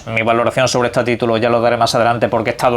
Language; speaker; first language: Spanish; native; Spanish